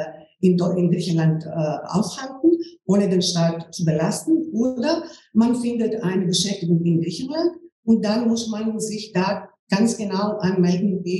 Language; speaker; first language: German; non-native, fluent; Greek